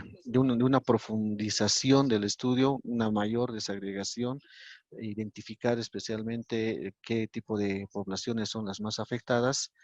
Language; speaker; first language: Spanish; native; Spanish